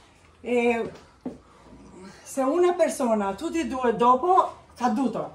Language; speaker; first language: Italian; non-native, learner; Albanian